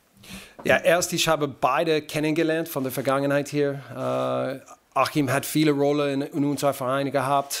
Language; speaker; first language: German; non-native, fluent; English